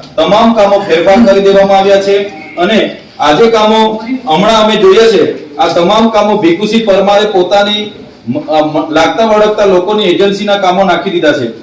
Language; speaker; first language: Gujarati; non-native, local second language; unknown